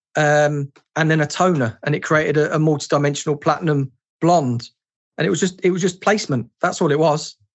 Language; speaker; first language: English; native; English